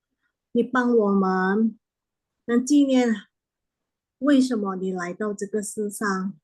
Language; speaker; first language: Chinese; non-native, learner; Indonesian